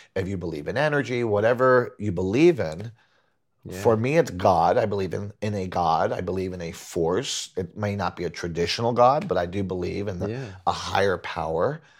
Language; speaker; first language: English; early bilingual, other home language; Spanish